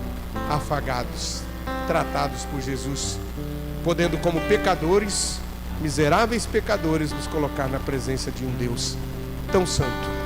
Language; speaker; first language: Portuguese; native; Portuguese